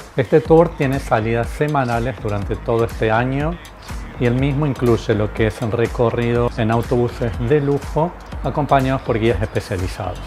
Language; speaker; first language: Spanish; native; Spanish